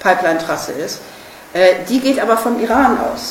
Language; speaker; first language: German; native; German